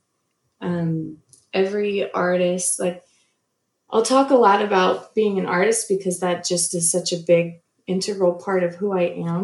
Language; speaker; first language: English; native; English